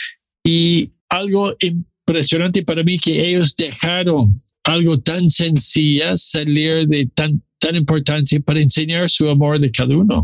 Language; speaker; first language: Spanish; non-native, learner; English